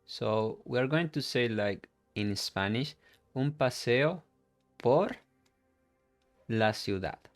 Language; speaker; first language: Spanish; non-native, fluent; English